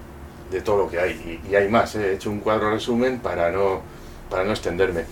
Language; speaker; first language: Spanish; native; Spanish